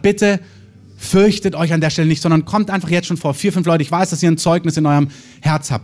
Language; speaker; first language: German; native; German